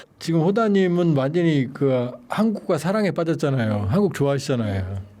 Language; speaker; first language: Korean; native; Korean